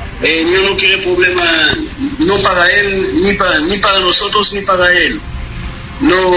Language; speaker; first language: Spanish; non-native, learner; Hebrew